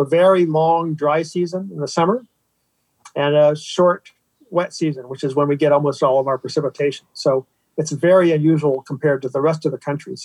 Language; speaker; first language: English; native; English